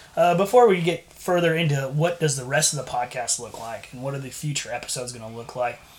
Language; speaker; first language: English; native; English